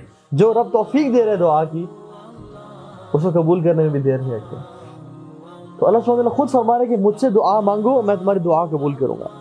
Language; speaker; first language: Urdu; native; Urdu